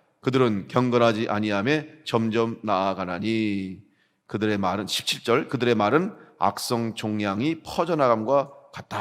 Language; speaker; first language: Korean; native; Korean